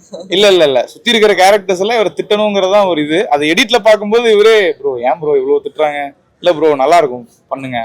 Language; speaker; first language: Tamil; native; Tamil